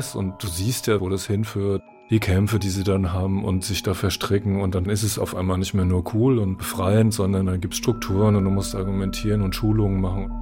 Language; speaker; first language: German; native; German